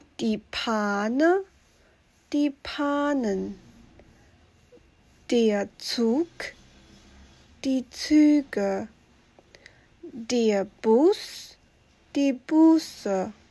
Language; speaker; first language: German; non-native, fluent; Chinese